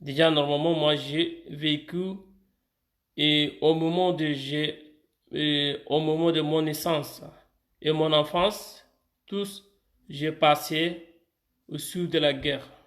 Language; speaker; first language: French; non-native, fluent; Arabic